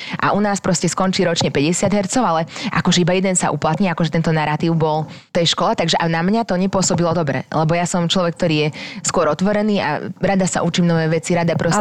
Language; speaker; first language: Slovak; native; Slovak